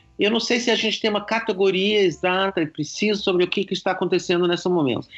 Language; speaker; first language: Portuguese; non-native, fluent; English